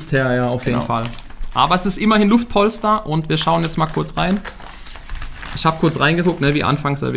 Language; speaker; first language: German; native; German